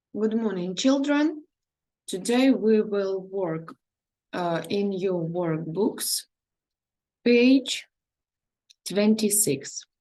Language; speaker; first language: English; non-native, learner; Ukrainian